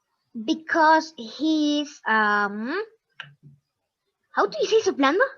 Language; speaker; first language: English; non-native, learner; Spanish